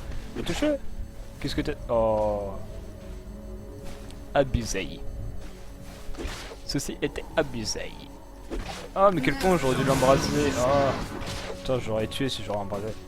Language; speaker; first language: French; native; French